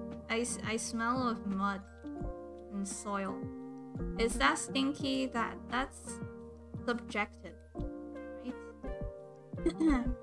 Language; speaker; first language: English; non-native, local second language; Cantonese